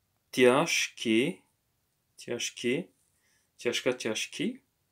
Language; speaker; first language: Russian; non-native, learner; Morisyen